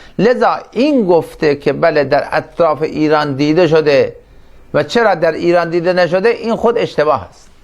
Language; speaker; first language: Persian; non-native, local second language; Turkmen